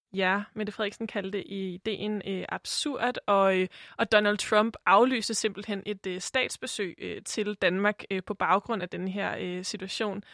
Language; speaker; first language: Danish; native; Danish